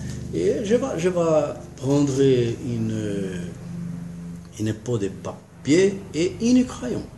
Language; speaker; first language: French; non-native, learner; Portuguese